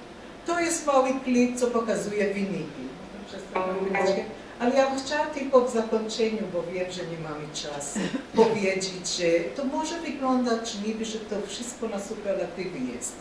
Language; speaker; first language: Polish; non-native, fluent; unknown